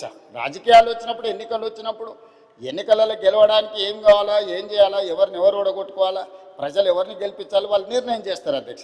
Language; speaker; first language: Telugu; native; Telugu